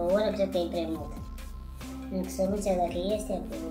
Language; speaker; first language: Romanian; non-native, learner; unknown